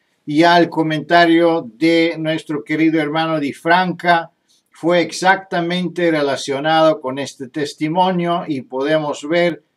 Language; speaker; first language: Spanish; non-native, fluent; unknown